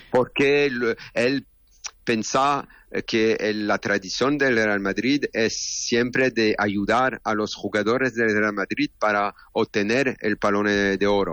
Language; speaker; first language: Spanish; non-native, learner; French